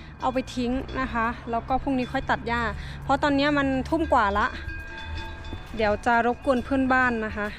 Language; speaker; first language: Thai; native; Thai